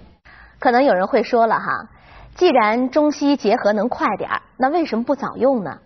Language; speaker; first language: Chinese; native; Chinese